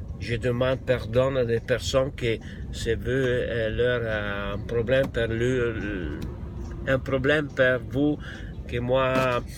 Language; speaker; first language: French; non-native, learner; Italian